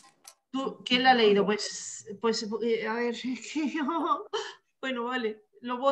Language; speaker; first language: Spanish; native; Spanish